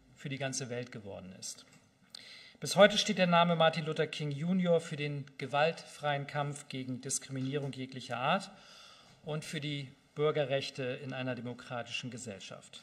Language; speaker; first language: German; native; German